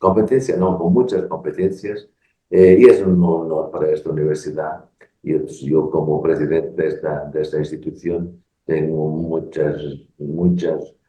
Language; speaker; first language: Spanish; non-native, learner; Portuguese